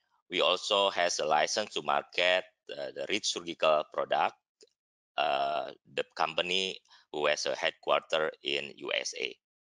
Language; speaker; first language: English; non-native, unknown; Indonesian